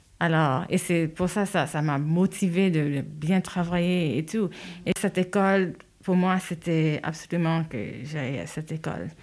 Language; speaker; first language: French; non-native, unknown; Haitian Creole